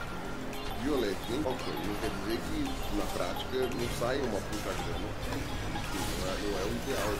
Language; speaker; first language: Portuguese; native; Portuguese